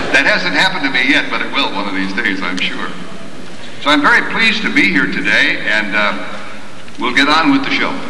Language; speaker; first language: English; native; English